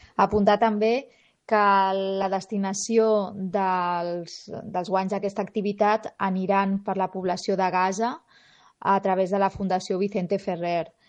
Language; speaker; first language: Catalan; native; Catalan